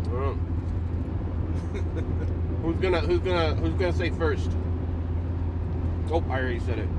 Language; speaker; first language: English; native; English